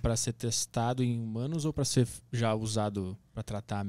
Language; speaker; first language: Portuguese; native; Portuguese